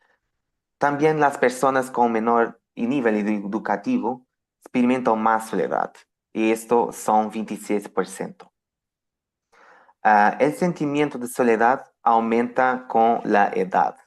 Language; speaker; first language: Spanish; non-native, fluent; Portuguese